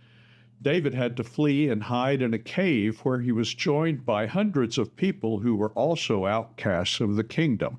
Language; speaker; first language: English; native; English